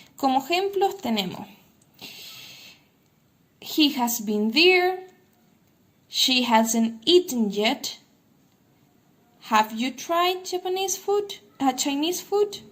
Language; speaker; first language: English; non-native, fluent; Spanish